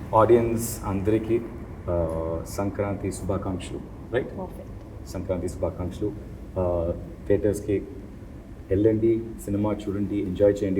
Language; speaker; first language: Telugu; non-native, learner; Tamil